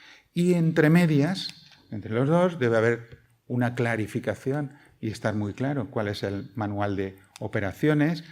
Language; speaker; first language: Spanish; native; Spanish